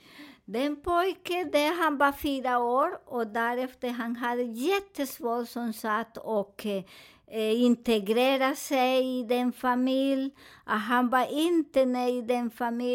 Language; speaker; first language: Swedish; non-native, fluent; Spanish